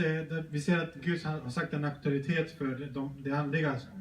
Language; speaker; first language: Swedish; early bilingual, other home language; Spanish